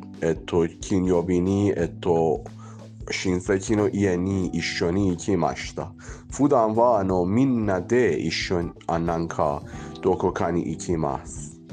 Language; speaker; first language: Japanese; non-native, learner; Persian